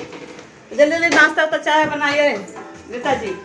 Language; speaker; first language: Hindi; native; Hindi